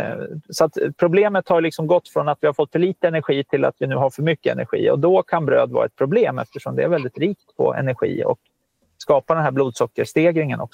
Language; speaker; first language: Swedish; native; Swedish